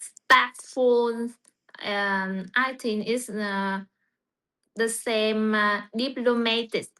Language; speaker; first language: English; non-native, learner; Vietnamese